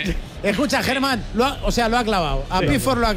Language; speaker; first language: Spanish; native; Spanish